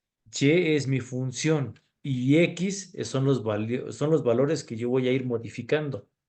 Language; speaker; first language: Spanish; native; Spanish